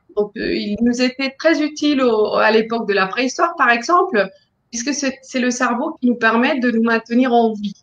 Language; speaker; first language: French; non-native, fluent; Spanish